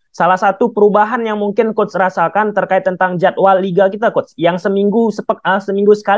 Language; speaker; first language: Indonesian; native; Indonesian